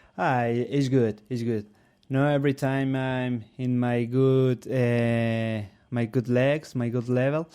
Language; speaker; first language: English; non-native, learner; Spanish